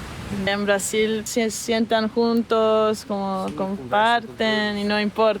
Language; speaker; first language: Spanish; non-native, learner; English